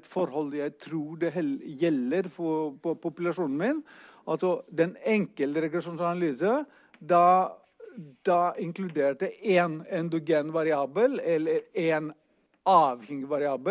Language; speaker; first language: Norwegian; non-native, fluent; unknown